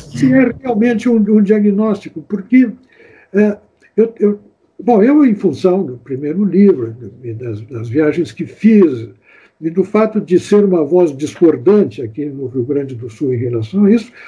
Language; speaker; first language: Portuguese; native; Portuguese